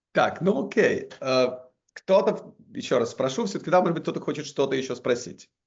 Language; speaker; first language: Russian; native; Russian